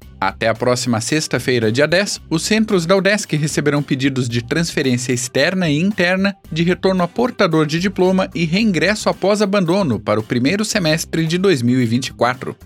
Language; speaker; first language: Portuguese; native; Portuguese